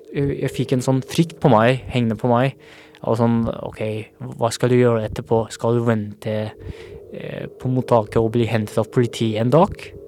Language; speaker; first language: Norwegian; non-native, fluent; Persian